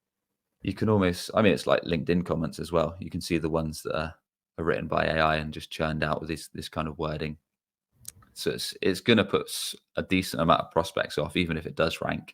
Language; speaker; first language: English; native; English